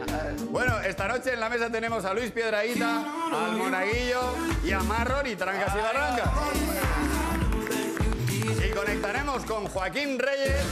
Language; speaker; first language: Spanish; native; Spanish